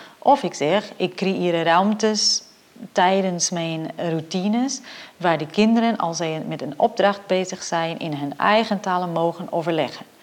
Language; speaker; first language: Dutch; non-native, fluent; Portuguese